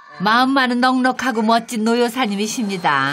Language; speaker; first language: Korean; native; Korean